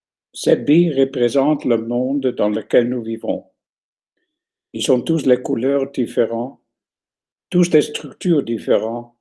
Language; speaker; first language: French; non-native, fluent; German